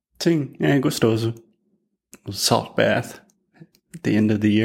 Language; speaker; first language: Portuguese; non-native, fluent; English